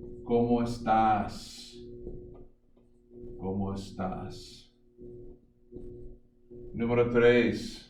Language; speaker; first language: Spanish; non-native, fluent; English